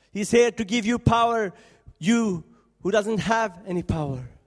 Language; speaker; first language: English; non-native, fluent; Swedish